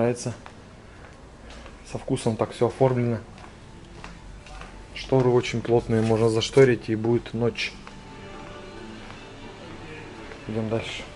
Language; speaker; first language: Russian; native; Russian